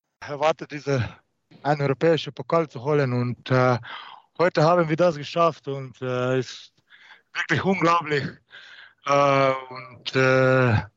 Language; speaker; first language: German; non-native, learner; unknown